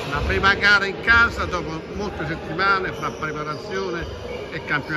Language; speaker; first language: Italian; native; Italian